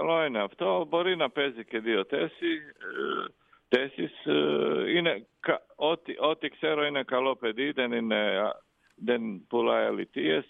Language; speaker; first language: Greek; non-native, learner; Croatian